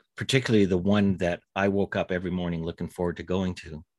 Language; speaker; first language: English; native; English